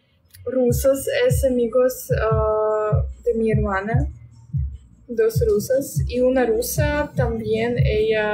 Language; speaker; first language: Spanish; non-native, learner; Russian